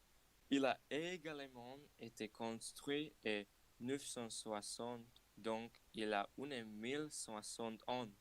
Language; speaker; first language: French; non-native, learner; Slovak